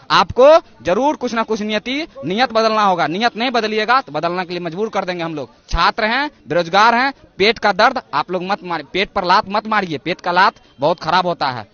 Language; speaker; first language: Hindi; native; Hindi